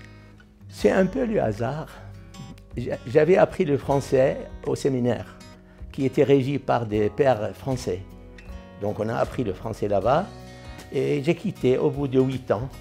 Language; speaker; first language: French; non-native, fluent; Arabic